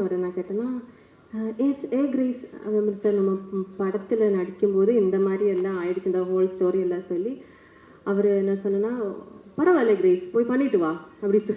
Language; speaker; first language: Tamil; non-native, learner; Malayalam